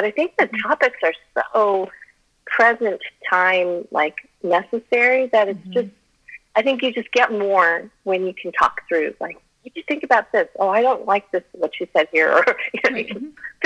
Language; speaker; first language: English; early bilingual, other home language; Chinese